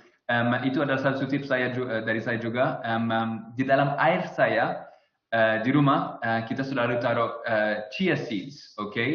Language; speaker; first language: Indonesian; non-native, fluent; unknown